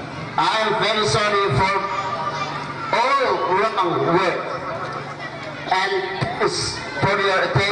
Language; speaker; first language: English; non-native, learner; Indonesian